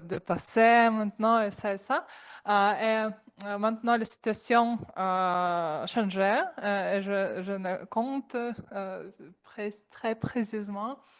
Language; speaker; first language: French; non-native, learner; Russian